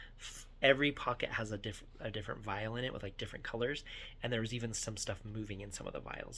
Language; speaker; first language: English; native; English